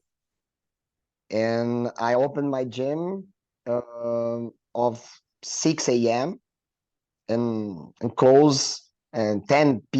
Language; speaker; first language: English; non-native, learner; Portuguese